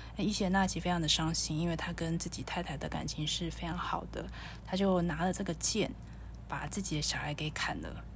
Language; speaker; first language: Chinese; native; Chinese